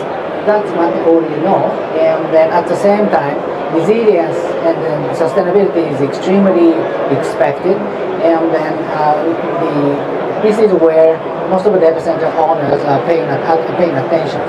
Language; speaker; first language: English; non-native, fluent; Japanese